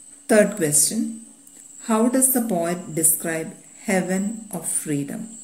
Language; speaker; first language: English; non-native, local second language; Malayalam